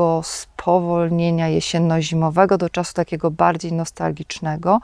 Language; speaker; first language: Polish; native; Polish